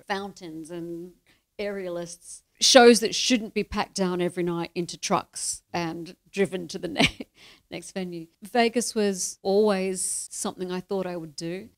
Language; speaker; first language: English; native; English